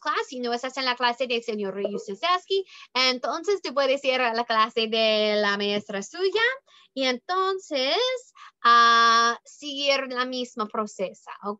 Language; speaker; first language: Spanish; non-native, learner; English